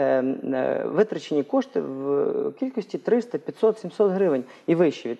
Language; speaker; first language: Ukrainian; native; Ukrainian